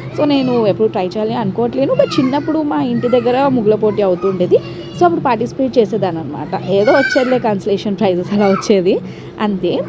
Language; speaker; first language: Telugu; non-native, local second language; Tamil